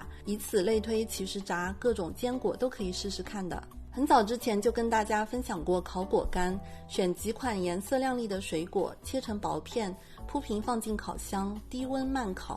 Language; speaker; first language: Chinese; native; Chinese